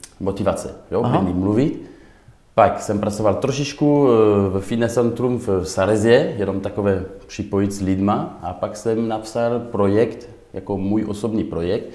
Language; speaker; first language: Czech; non-native, learner; French